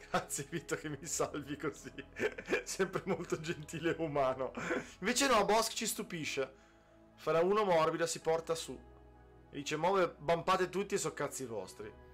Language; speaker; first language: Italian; native; Italian